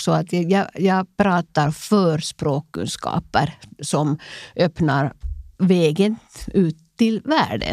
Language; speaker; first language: Swedish; non-native, local second language; Finnish